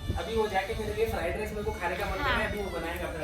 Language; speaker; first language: Hindi; non-native, local second language; Bangla